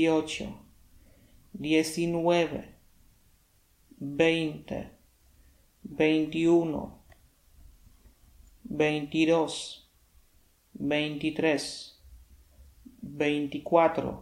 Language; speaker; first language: Spanish; non-native, fluent; Polish